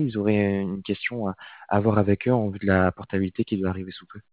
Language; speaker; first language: French; native; French